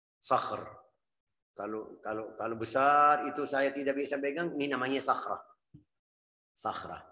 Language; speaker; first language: Indonesian; non-native, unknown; Arabic